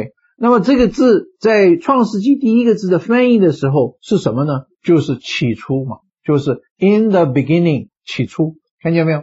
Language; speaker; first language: Chinese; native; Chinese